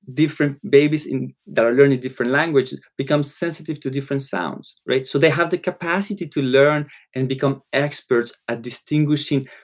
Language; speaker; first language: English; non-native, fluent; Spanish